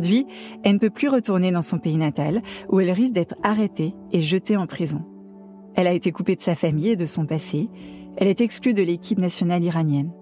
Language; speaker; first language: French; native; French